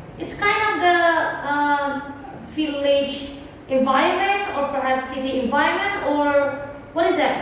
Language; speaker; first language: English; non-native, learner; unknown